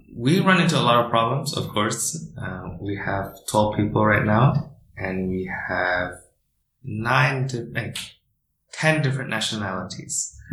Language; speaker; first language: English; non-native, fluent; Indonesian